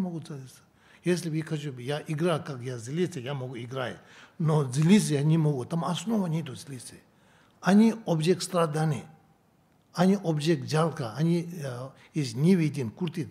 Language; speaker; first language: Russian; non-native, learner; Tibetan